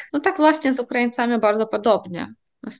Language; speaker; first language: Polish; non-native, fluent; Ukrainian